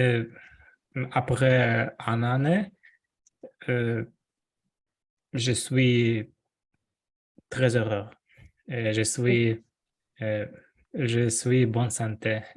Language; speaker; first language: French; non-native, learner; Russian